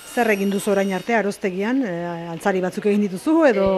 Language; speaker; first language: Basque; native; Basque